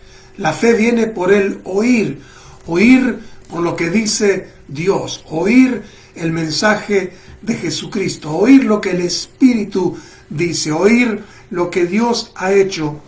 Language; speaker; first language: Spanish; native; Spanish